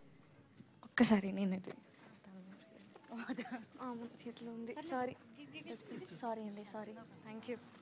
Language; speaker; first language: Telugu; non-native, learner; Tamil